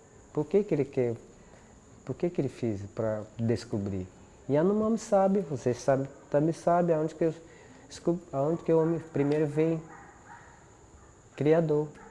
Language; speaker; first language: Portuguese; non-native, local second language; Yanomámi